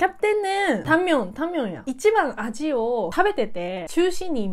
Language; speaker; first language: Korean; non-native, learner; Japanese